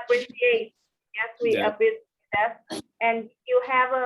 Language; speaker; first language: English; non-native, learner; Vietnamese